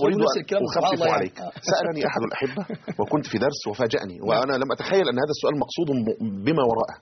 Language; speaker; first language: Arabic; native; Arabic